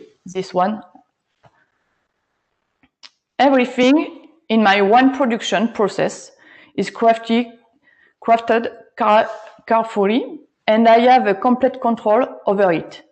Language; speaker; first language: English; non-native, learner; French